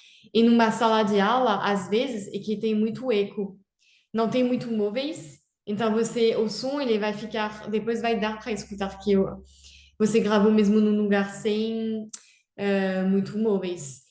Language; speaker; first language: Portuguese; non-native, fluent; French